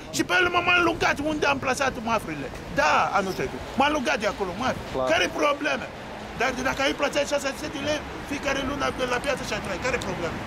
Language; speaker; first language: Romanian; non-native, learner; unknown